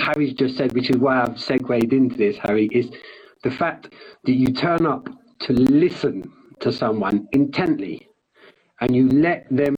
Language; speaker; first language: English; native; English